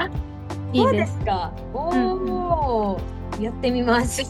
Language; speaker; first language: Japanese; non-native, fluent; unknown